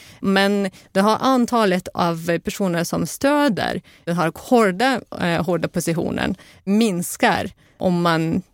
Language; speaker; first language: Swedish; non-native, fluent; Russian